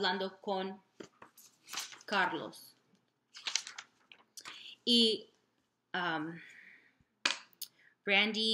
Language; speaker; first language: Spanish; non-native, fluent; English